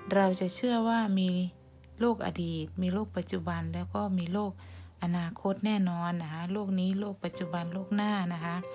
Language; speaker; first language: Thai; native; Thai